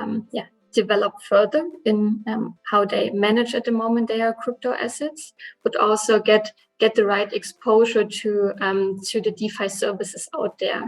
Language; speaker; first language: English; non-native, fluent; German